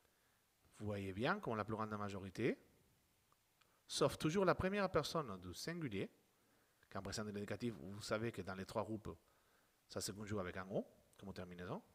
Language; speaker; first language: French; non-native, fluent; Spanish